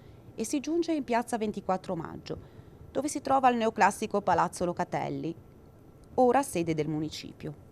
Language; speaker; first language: Italian; native; Italian